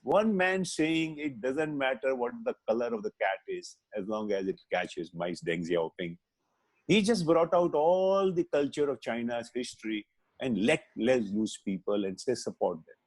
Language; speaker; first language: English; non-native, local second language; Hindi